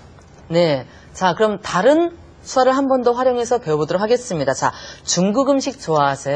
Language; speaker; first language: Korean; native; Korean